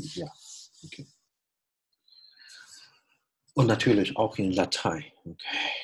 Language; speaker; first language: German; non-native, fluent; Chinese